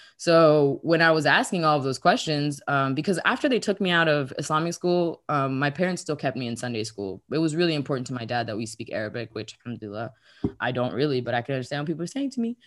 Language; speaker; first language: English; early bilingual, other home language; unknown